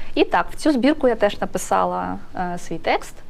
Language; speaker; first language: Ukrainian; native; Ukrainian